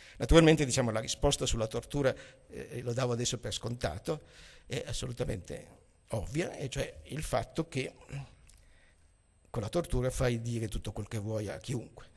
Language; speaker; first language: Italian; native; Italian